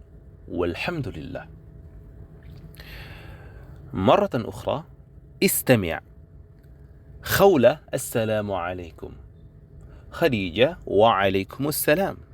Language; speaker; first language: Arabic; non-native, fluent; Indonesian